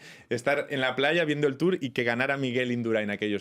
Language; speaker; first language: Spanish; native; Spanish